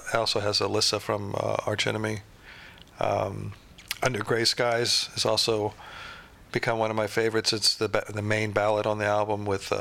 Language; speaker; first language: English; native; English